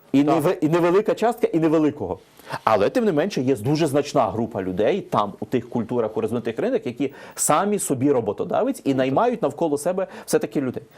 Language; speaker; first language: Ukrainian; native; Ukrainian